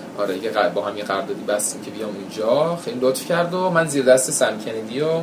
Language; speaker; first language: Persian; early bilingual, heritage; Persian